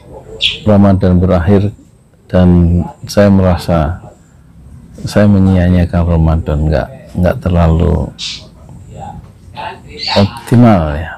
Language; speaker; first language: Indonesian; native; Indonesian